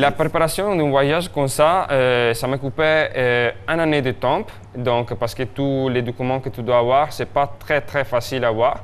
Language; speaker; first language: French; non-native, fluent; Italian